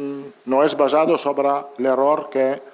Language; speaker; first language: Spanish; non-native, fluent; Italian